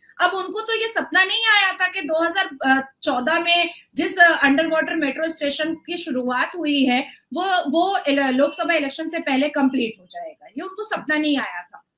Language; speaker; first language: Hindi; native; Hindi